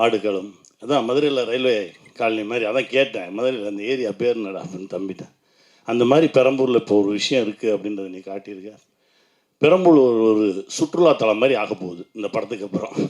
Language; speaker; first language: Tamil; native; Tamil